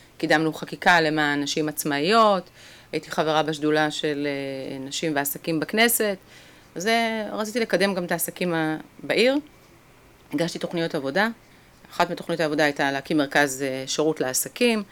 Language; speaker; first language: Hebrew; native; Hebrew